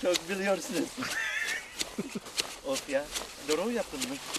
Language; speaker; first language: Turkish; non-native, learner; English